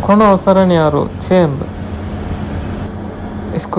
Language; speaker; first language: Japanese; non-native, learner; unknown